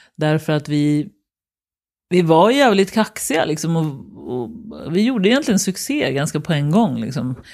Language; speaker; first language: Swedish; native; Swedish